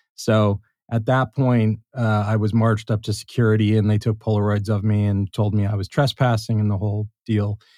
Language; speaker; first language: English; native; English